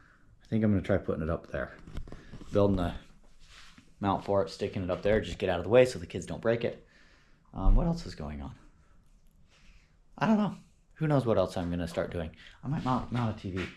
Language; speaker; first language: English; native; English